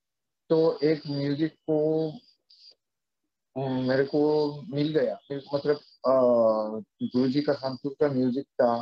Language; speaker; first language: Hindi; non-native, fluent; Japanese